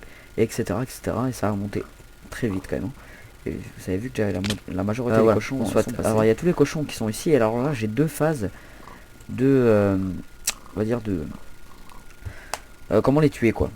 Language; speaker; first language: French; native; French